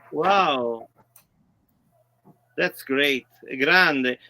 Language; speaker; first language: English; non-native, learner; Italian